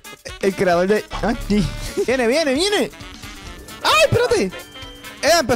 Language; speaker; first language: Spanish; native; Spanish